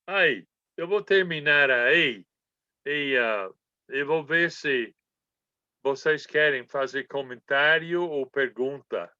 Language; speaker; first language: Portuguese; non-native, fluent; English